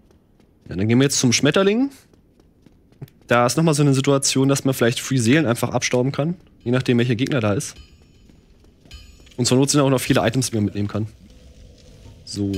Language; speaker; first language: German; native; German